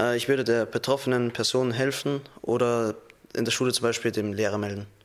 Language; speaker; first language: German; native; German